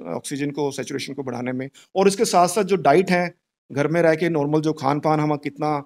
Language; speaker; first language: Hindi; native; Hindi